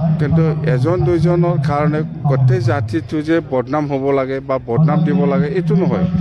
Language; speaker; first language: Assamese; non-native, local second language; Bodo